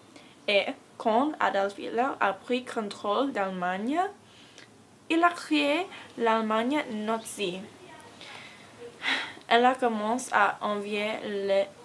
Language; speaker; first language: French; non-native, learner; English